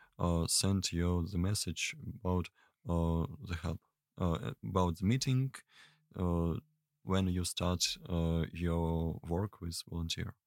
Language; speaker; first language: English; non-native, learner; Russian